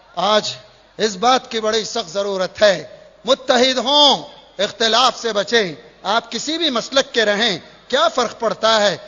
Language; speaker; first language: Urdu; native; Urdu